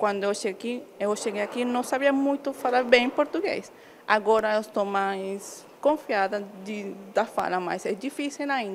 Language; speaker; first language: Portuguese; non-native, learner; Spanish